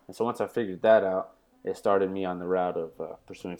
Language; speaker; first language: English; native; English